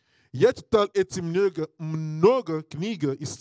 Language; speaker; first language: Russian; non-native, learner; English